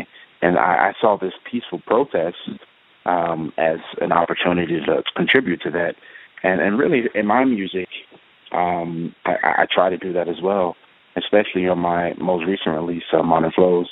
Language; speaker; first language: English; native; English